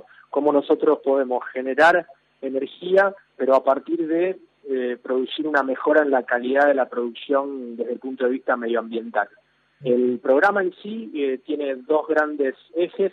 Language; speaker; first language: Spanish; native; Spanish